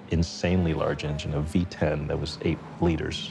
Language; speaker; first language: English; native; English